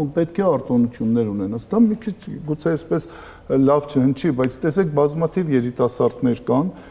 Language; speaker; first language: Armenian; early bilingual, heritage; Armenian